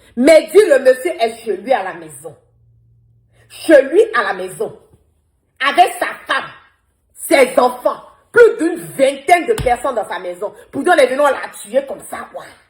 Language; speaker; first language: French; non-native, local second language; Bambara